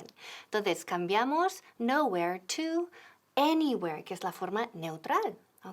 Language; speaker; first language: Spanish; non-native, fluent; English